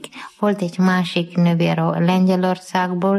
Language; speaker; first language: Hungarian; non-native, learner; Malayalam